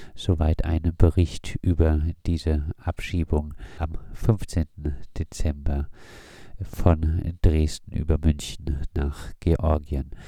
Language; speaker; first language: German; native; German